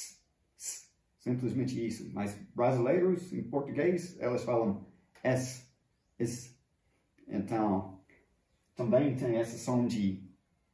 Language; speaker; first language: Portuguese; non-native, fluent; English